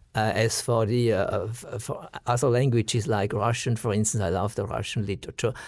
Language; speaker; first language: English; non-native, fluent; German